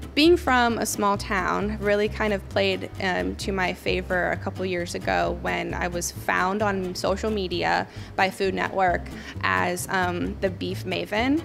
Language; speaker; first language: English; native; English